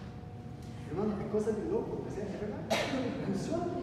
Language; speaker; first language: Spanish; non-native, learner; Portuguese